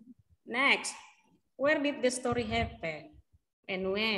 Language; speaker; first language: English; non-native, learner; Indonesian